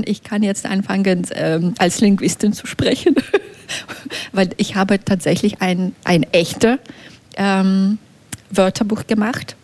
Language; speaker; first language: German; non-native, fluent; Belarusian